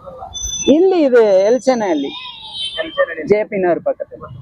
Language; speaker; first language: Kannada; non-native, local second language; Tamil